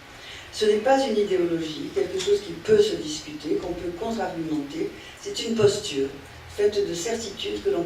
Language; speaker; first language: French; native; French